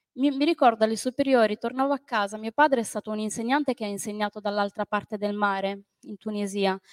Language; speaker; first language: Italian; early bilingual, other home language; Arabic